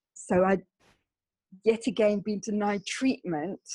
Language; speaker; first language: English; native; English